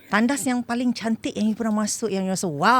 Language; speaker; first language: Malay; native; Malay